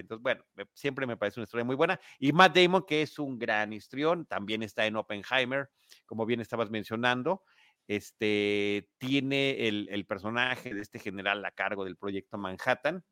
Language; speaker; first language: Spanish; native; Spanish